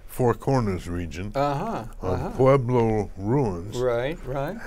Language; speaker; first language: English; native; English